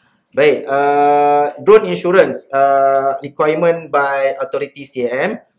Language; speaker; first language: English; non-native, local second language; Malay